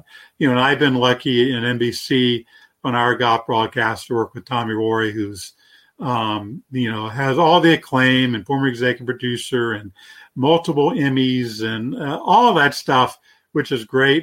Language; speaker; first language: English; native; English